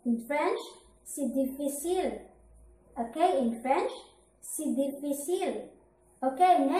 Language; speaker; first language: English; non-native, local second language; Filipino